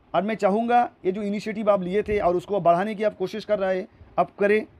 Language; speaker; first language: Hindi; non-native, local second language; Urdu